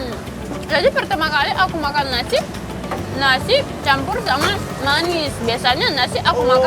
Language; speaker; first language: Indonesian; non-native, fluent; Russian